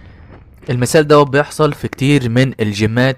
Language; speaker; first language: Arabic; native; Arabic